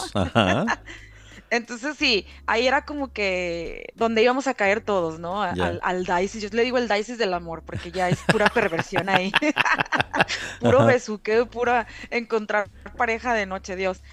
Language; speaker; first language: Spanish; native; Spanish